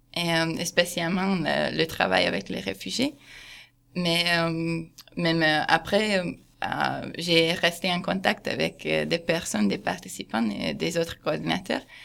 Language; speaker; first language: French; non-native, fluent; Hungarian